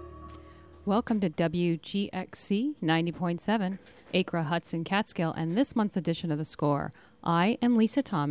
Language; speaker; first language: English; native; English